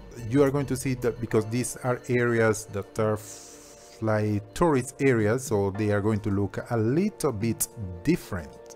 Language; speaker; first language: English; non-native, fluent; Spanish